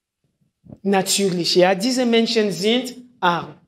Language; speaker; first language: German; non-native, fluent; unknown